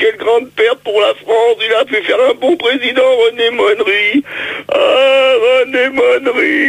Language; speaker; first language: French; native; French